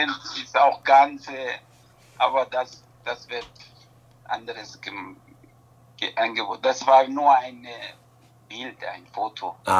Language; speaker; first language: German; non-native, learner; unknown